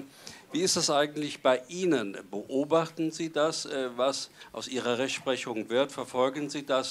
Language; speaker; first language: German; native; German